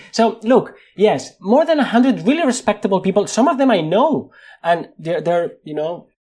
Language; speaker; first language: English; non-native, fluent; Spanish